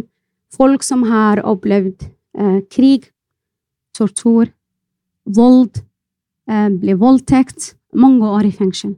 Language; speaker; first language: Norwegian; non-native, fluent; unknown